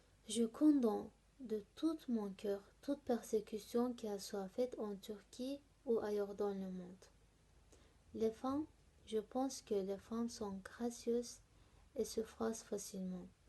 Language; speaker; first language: French; non-native, learner; Turkish